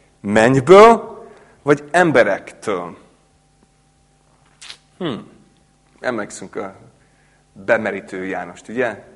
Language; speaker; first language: Hungarian; non-native, fluent; English